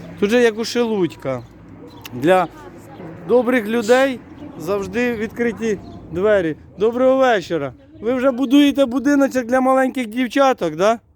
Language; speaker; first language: Ukrainian; native; Ukrainian